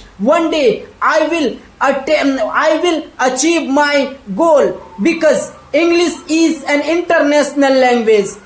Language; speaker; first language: English; non-native, learner; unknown